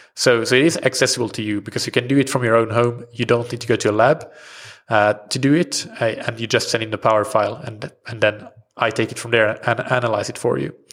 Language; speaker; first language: English; non-native, fluent; Swedish